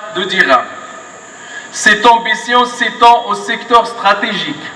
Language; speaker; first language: French; non-native, local second language; Arabic